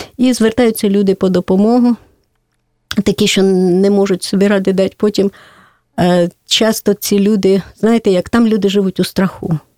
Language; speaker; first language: Ukrainian; native; Ukrainian